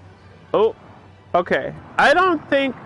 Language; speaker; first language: English; native; English